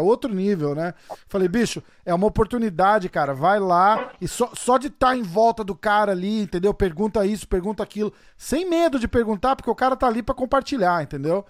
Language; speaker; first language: Portuguese; native; Portuguese